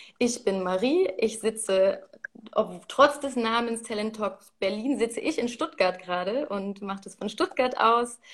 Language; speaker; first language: German; native; German